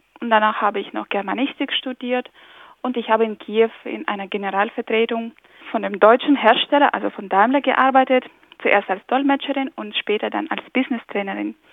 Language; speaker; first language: German; non-native, fluent; Ukrainian